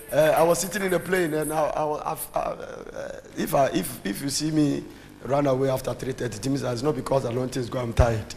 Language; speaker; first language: English; non-native, local second language; Akan